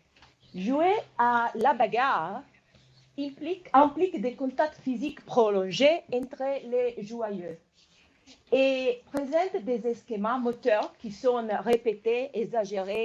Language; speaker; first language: French; non-native, fluent; Italian